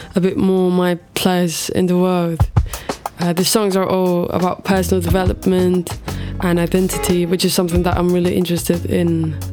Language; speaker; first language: English; non-native, fluent; Portuguese